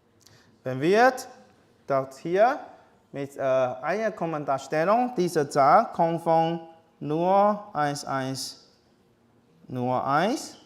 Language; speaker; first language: German; non-native, learner; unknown